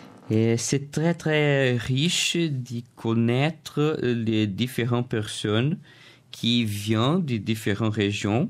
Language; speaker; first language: French; non-native, learner; Portuguese